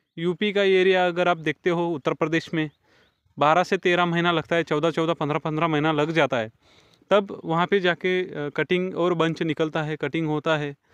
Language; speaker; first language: Hindi; non-native, local second language; Marathi